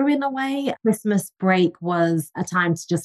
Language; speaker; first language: English; native; English